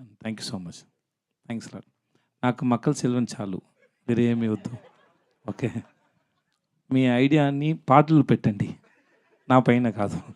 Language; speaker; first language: Telugu; non-native, learner; Tamil